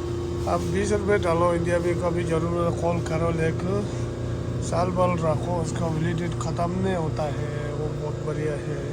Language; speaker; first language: Hindi; non-native, local second language; Tibetan